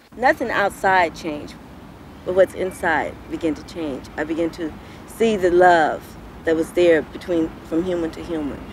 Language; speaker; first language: English; native; English